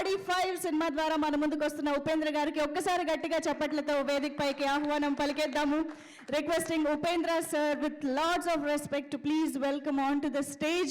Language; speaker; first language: Telugu; native; Telugu